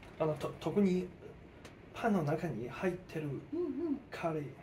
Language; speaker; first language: Japanese; non-native, learner; Chinese